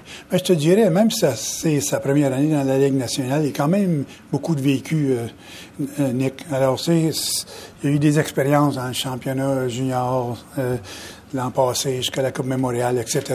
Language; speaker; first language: French; native; French